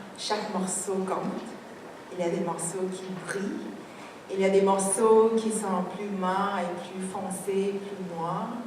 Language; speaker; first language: French; non-native, fluent; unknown